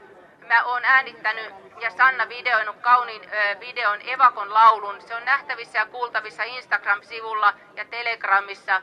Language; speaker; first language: Finnish; native; Finnish